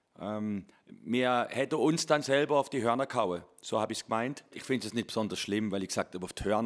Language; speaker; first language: German; native; German